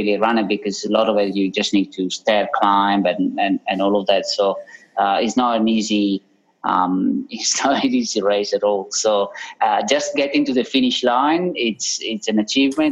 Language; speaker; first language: English; non-native, fluent; Italian